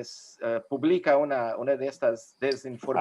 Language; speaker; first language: Spanish; non-native, fluent; Portuguese